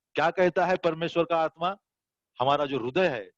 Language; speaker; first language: Hindi; non-native, local second language; Marathi